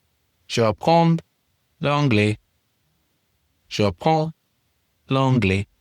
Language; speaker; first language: French; non-native, learner; English